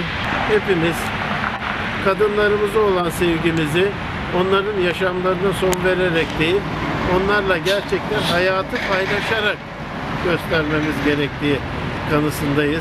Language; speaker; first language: Turkish; native; Turkish